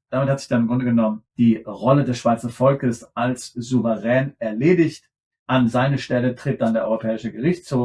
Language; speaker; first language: German; native; German